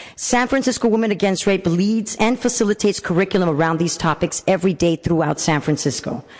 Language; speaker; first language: English; native; English